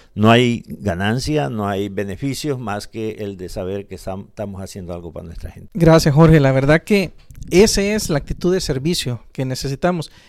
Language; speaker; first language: Spanish; native; Spanish